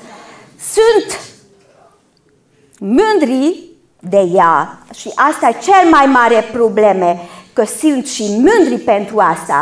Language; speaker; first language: Romanian; non-native, local second language; Hungarian